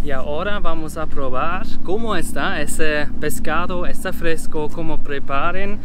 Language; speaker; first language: Spanish; non-native, learner; German